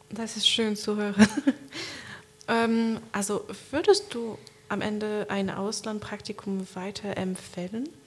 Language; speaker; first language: German; non-native, learner; French